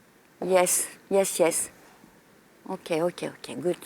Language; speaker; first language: English; non-native, fluent; French